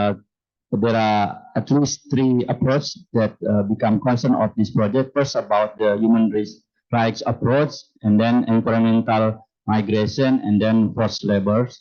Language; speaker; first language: English; non-native, fluent; Indonesian